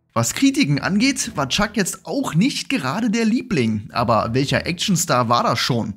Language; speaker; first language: German; native; German